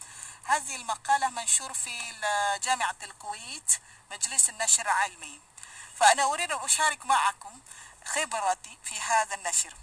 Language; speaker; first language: Arabic; non-native, fluent; Malay